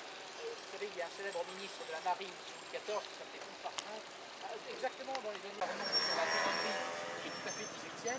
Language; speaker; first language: French; native; French